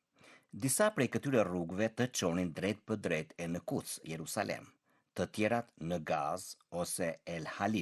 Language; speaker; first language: Albanian; native; Albanian